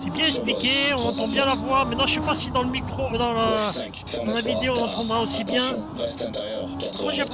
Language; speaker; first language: French; native; French